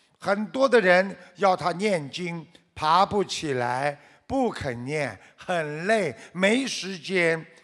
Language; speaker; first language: Chinese; native; Chinese